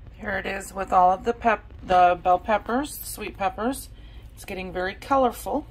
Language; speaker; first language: English; native; English